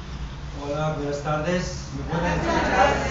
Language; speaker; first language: Spanish; non-native, fluent; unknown